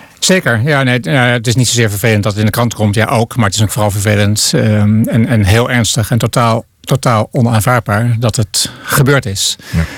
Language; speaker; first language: Dutch; native; Dutch